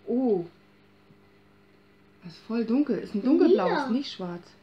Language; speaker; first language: German; native; German